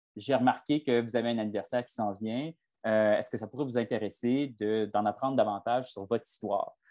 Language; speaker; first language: French; native; French